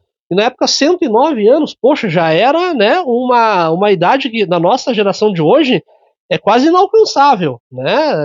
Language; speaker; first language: Portuguese; native; Portuguese